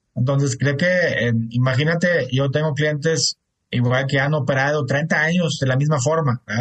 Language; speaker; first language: Spanish; non-native, fluent; German